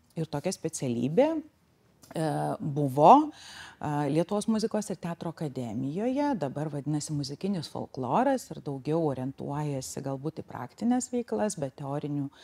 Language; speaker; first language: Lithuanian; native; Lithuanian